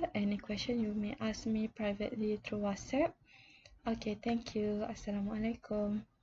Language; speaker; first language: English; non-native, local second language; Malay